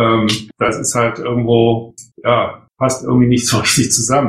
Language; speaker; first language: German; native; German